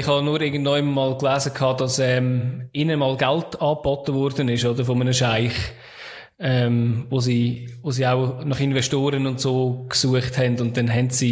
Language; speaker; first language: German; native; German